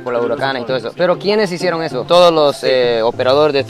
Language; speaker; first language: Spanish; non-native, fluent; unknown